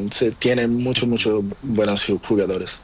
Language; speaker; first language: Spanish; non-native, learner; Portuguese